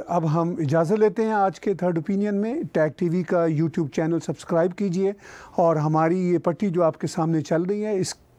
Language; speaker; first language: Urdu; non-native, local second language; Punjabi